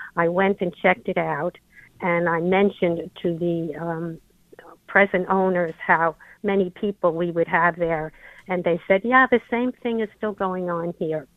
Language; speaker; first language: English; native; English